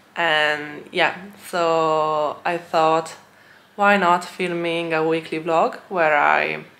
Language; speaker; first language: English; non-native, fluent; Italian